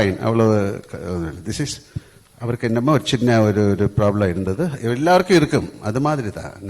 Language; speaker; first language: Tamil; non-native, learner; Malayalam